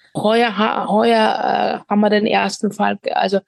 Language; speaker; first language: German; native; German